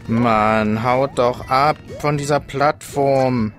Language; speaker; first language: German; native; German